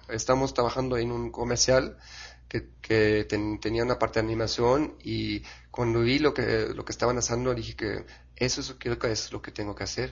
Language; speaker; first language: Spanish; non-native, fluent; German